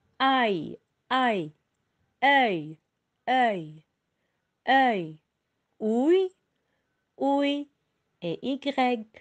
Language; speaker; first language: French; non-native, local second language; Arabic